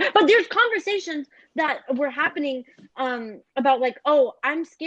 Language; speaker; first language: English; native; English